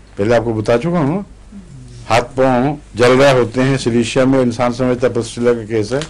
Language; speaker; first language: Urdu; native; Urdu